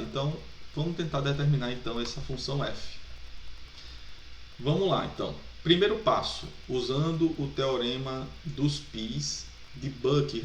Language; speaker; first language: Portuguese; native; Portuguese